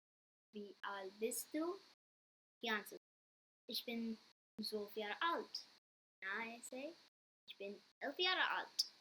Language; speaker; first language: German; non-native, learner; English